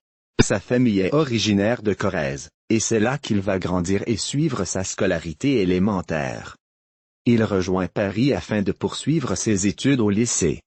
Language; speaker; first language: French; native; French